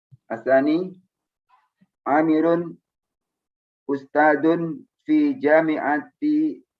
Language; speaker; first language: Arabic; non-native, learner; Indonesian